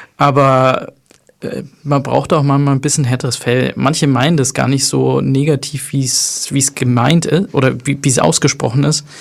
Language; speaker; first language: German; early bilingual, other home language; Arabic